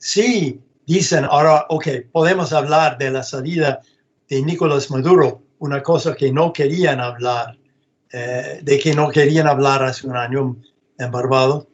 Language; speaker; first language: Spanish; non-native, fluent; English